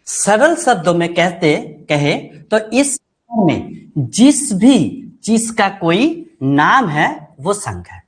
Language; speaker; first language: Hindi; non-native, local second language; Bangla